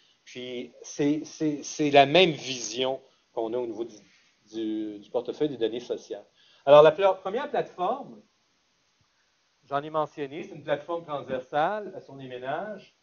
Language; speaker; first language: French; native; French